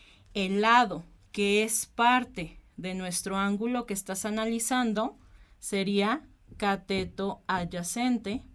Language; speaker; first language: Spanish; native; Spanish